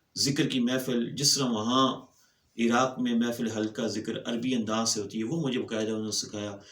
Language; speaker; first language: Urdu; non-native, local second language; Punjabi